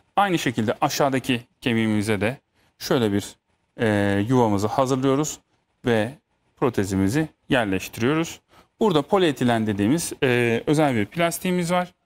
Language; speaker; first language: Turkish; native; Turkish